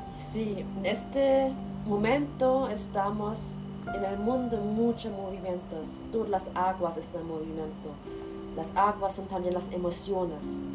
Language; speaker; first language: Spanish; non-native, learner; German